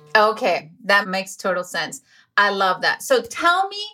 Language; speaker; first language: English; non-native, fluent; Spanish